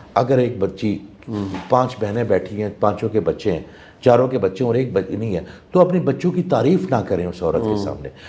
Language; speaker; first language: Urdu; non-native, local second language; Punjabi